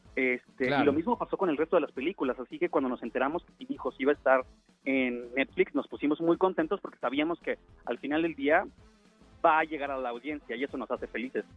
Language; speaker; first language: Spanish; native; Spanish